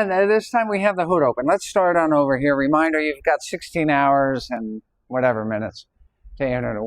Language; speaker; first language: English; native; English